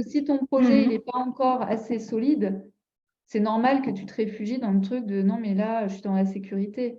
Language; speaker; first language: French; native; French